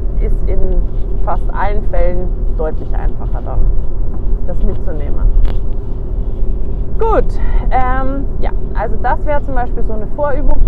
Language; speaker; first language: German; native; German